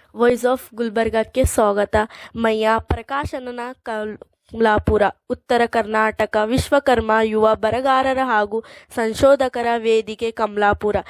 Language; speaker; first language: Kannada; native; Kannada